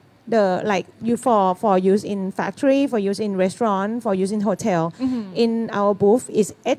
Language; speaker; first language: English; non-native, fluent; Thai